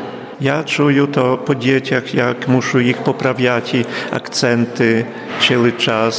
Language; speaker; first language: Polish; non-native, local second language; Ukrainian